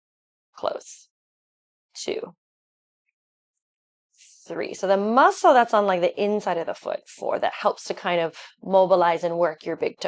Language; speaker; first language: English; native; English